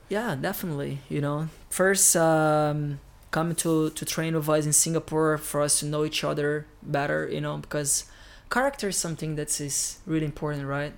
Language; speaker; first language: English; non-native, fluent; Portuguese